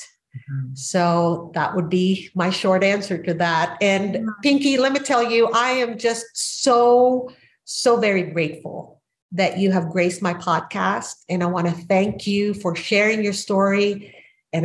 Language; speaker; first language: English; non-native, local second language; Filipino